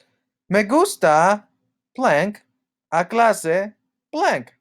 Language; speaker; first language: Spanish; non-native, fluent; English